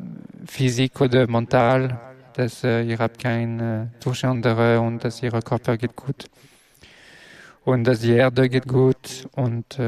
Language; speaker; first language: German; non-native, learner; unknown